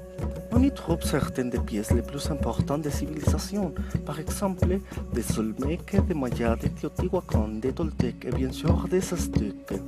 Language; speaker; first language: French; non-native, learner; Spanish